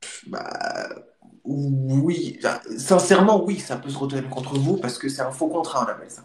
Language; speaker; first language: French; native; French